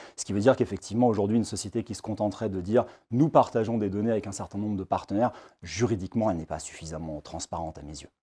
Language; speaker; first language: French; native; French